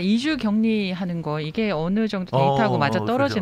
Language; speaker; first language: Korean; native; Korean